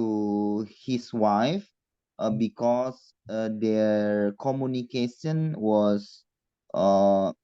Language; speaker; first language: English; non-native, learner; Indonesian